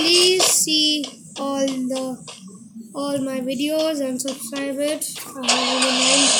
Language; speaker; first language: English; non-native, learner; Hindi